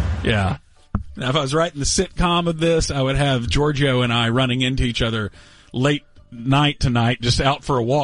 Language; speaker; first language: English; native; English